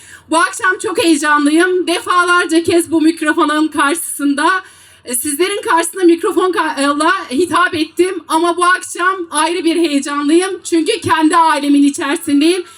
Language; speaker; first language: Turkish; non-native, local second language; Adyghe